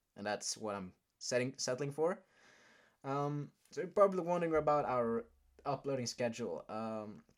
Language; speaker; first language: English; non-native, fluent; Norwegian